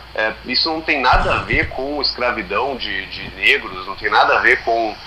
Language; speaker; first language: Portuguese; native; Portuguese